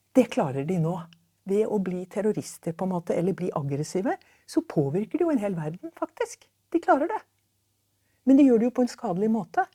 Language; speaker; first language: Norwegian; native; Norwegian